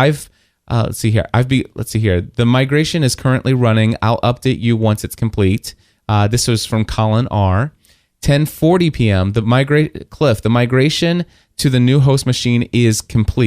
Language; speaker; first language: English; native; English